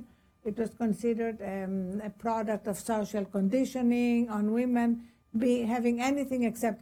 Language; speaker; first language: English; non-native, fluent; Greek